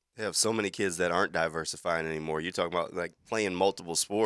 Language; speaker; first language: English; native; English